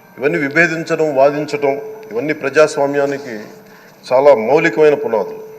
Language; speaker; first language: Telugu; native; Telugu